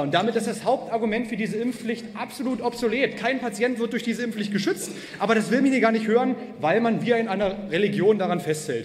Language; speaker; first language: German; native; German